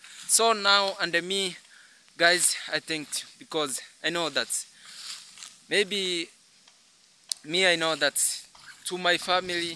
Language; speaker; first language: English; non-native, learner; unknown